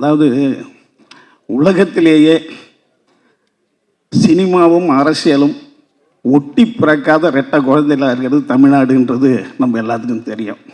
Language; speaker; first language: Tamil; native; Tamil